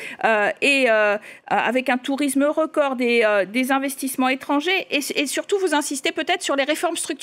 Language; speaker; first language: French; native; French